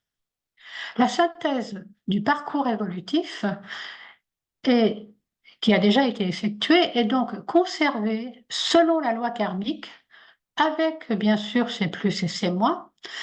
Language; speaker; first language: French; native; French